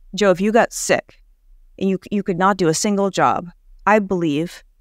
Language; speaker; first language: English; native; English